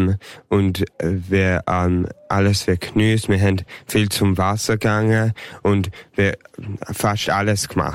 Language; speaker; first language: German; early bilingual, heritage; English